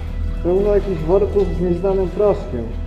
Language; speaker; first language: Polish; native; Polish